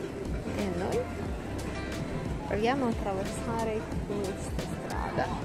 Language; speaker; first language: Italian; non-native, learner; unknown